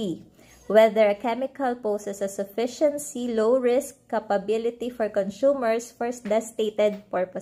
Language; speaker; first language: English; non-native, local second language; Filipino